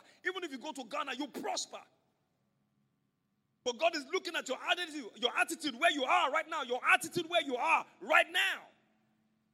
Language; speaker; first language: English; non-native, local second language; Yoruba